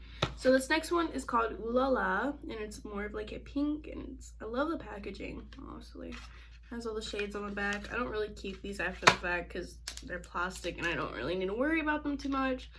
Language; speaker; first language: English; native; English